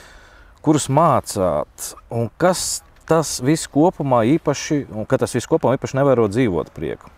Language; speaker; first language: Latvian; native; Latvian